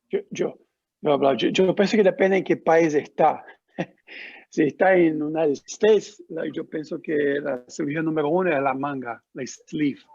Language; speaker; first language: Spanish; non-native, learner; Portuguese